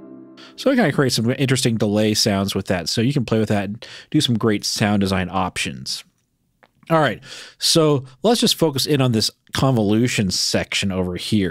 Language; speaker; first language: English; native; English